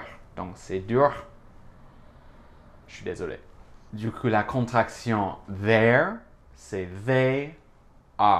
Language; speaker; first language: French; non-native, fluent; English